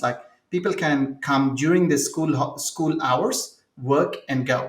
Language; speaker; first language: English; non-native, local second language; Telugu